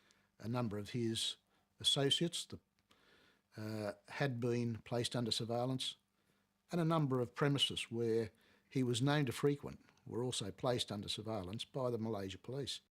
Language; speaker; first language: English; native; English